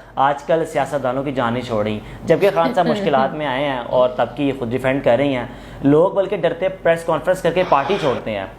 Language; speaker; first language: Urdu; native; Urdu